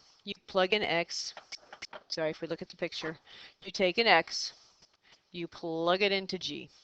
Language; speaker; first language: English; native; English